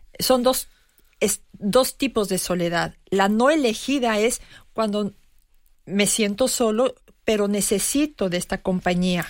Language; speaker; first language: Spanish; native; Spanish